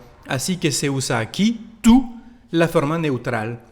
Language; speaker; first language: Spanish; non-native, fluent; French